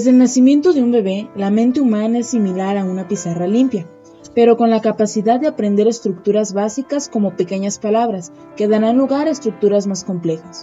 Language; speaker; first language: Spanish; native; Spanish